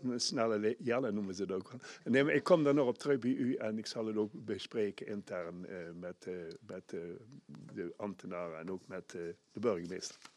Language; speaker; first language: Dutch; native; Dutch